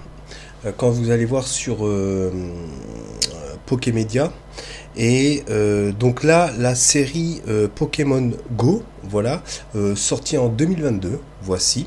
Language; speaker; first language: French; native; French